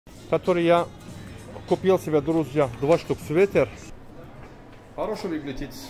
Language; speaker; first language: Russian; non-native, learner; Turkish